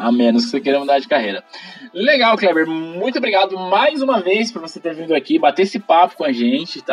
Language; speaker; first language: Portuguese; native; Portuguese